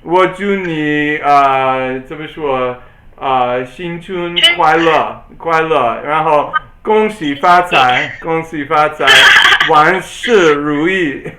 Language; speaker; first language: Chinese; non-native, learner; English